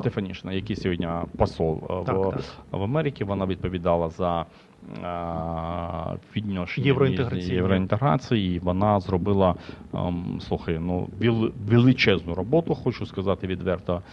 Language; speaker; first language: Ukrainian; non-native, local second language; Russian